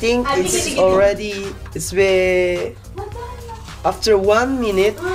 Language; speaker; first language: English; non-native, learner; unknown